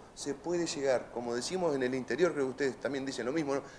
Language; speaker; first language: Spanish; native; Spanish